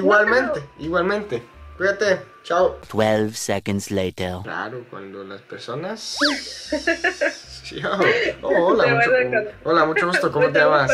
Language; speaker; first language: Spanish; non-native, fluent; English